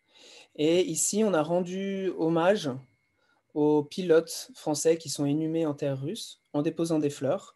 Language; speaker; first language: French; native; French